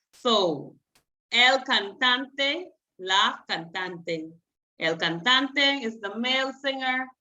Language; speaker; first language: Spanish; non-native, fluent; English